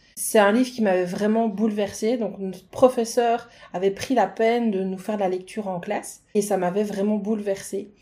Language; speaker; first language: French; native; French